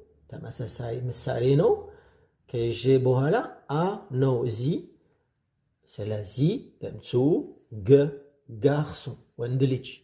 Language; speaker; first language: Amharic; non-native, fluent; French